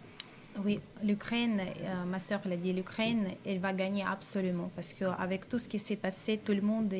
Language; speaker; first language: French; non-native, fluent; Russian